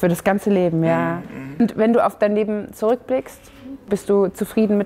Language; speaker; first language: German; native; German